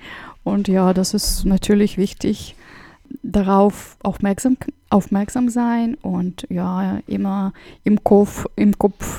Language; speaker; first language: German; non-native, fluent; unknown